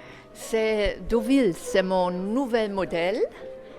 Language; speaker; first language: French; non-native, learner; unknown